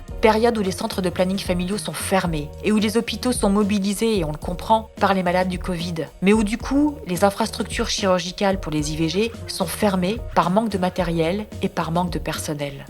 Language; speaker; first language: French; native; French